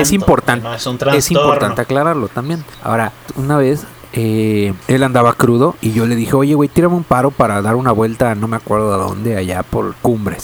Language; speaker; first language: Spanish; native; Spanish